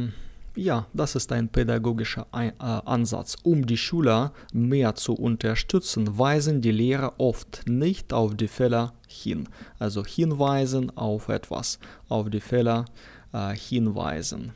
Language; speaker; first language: German; non-native, fluent; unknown